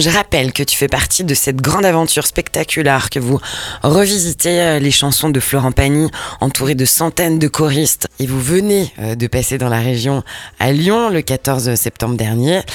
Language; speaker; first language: French; native; French